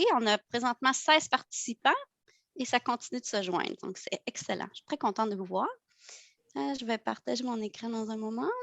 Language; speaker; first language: French; native; French